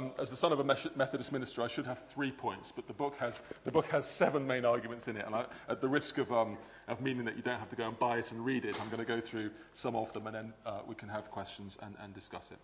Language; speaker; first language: English; native; English